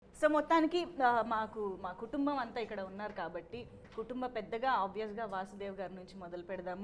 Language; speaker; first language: Telugu; native; Telugu